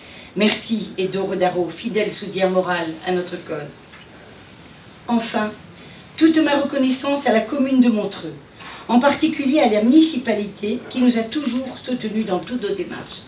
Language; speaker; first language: French; native; French